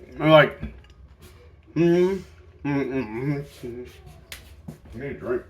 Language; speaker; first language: English; native; English